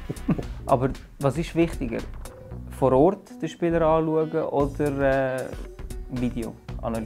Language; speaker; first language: German; native; German